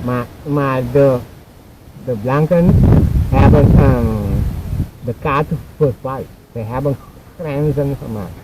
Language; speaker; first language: Dutch; non-native, local second language; Papiamento